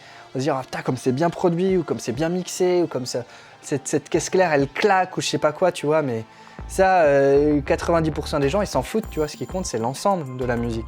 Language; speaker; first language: French; native; French